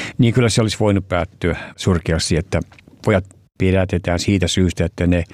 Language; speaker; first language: Finnish; early bilingual, heritage; Finnish